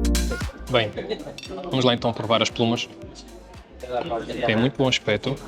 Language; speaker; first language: Portuguese; native; Portuguese